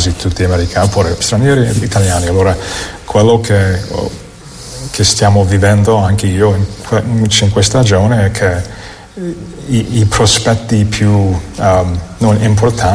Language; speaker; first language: Italian; non-native, fluent; English